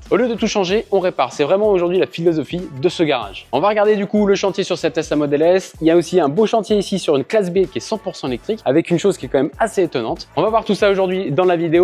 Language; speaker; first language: French; native; French